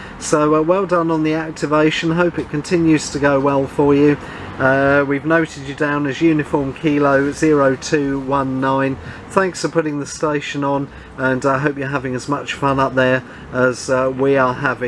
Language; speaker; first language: English; native; English